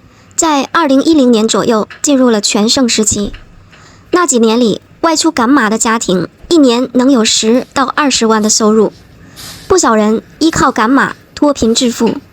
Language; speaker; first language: Chinese; native; Chinese